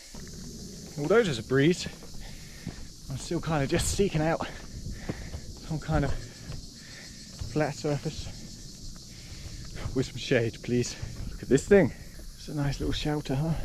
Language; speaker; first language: English; native; English